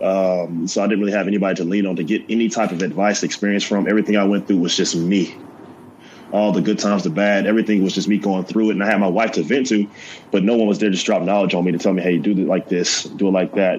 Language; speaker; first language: English; native; English